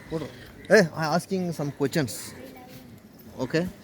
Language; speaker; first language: English; non-native, learner; Telugu